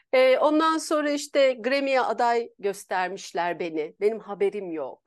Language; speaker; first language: Turkish; native; Turkish